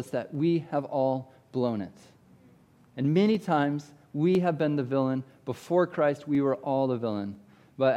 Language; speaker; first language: English; native; English